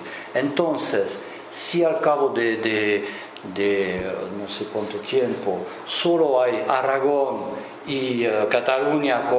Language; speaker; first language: Spanish; non-native, fluent; French